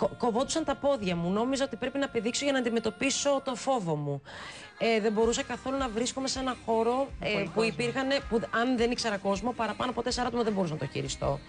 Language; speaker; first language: Greek; early bilingual, heritage; Greek